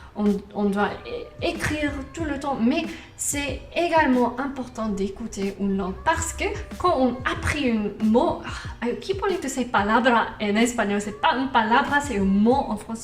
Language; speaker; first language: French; non-native, learner; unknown